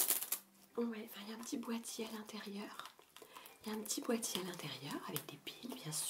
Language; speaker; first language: French; native; French